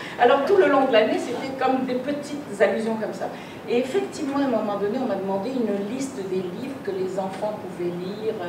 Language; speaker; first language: French; native; French